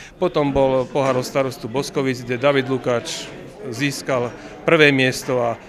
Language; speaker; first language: Slovak; native; Slovak